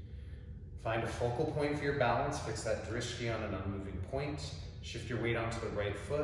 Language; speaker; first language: English; native; English